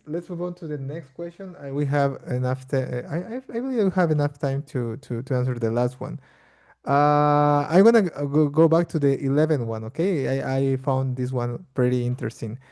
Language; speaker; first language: English; non-native, fluent; Portuguese